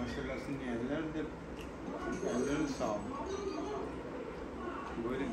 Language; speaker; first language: Turkish; non-native, learner; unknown